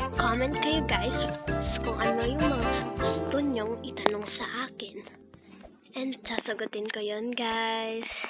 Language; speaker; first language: Filipino; non-native, local second language; Cebuano